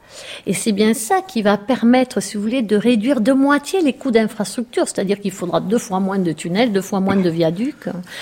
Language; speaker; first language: French; native; French